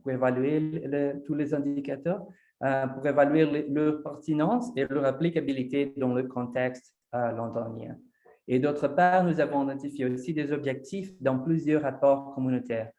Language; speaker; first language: French; non-native, fluent; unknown